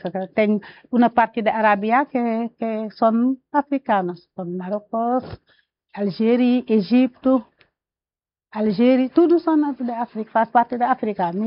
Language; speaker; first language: Portuguese; non-native, learner; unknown